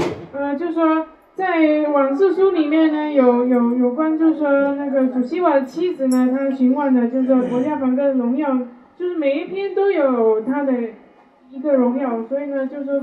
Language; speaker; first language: Chinese; native; Chinese